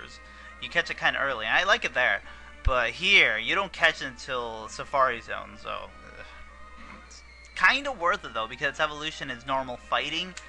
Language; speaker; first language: English; native; English